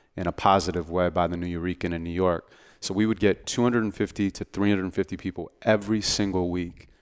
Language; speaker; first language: English; native; English